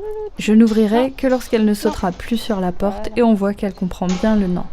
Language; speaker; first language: French; native; French